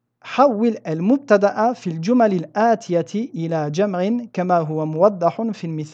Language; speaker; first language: Arabic; non-native, fluent; French